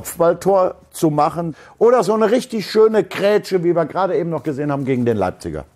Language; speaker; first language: German; native; German